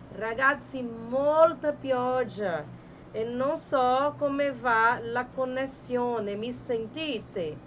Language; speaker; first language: Italian; non-native, fluent; Portuguese